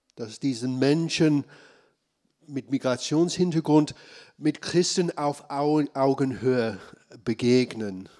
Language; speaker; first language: German; non-native, fluent; English